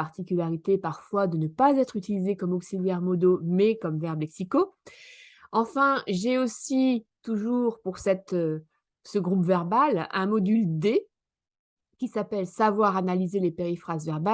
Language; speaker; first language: French; native; French